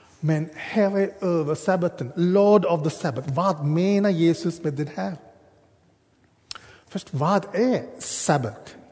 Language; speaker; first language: Swedish; non-native, fluent; English